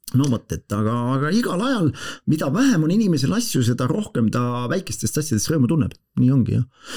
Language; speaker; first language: Estonian; native; Estonian